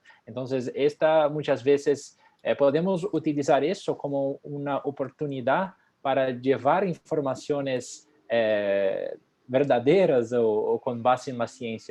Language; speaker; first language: Spanish; non-native, fluent; Portuguese